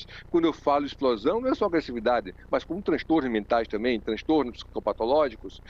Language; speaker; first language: Portuguese; native; Portuguese